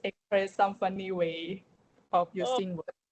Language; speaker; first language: English; non-native, learner; Thai